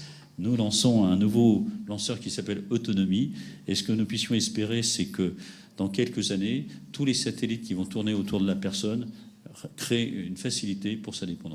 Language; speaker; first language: French; native; French